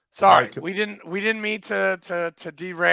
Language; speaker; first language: English; native; English